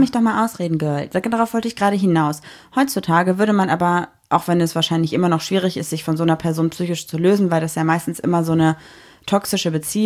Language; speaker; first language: German; native; German